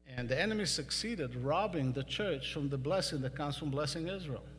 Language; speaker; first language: English; non-native, fluent; Hebrew